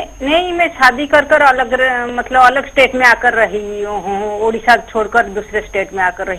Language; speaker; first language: Hindi; non-native, local second language; Odia